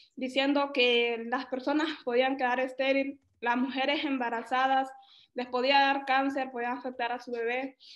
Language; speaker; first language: Spanish; native; Spanish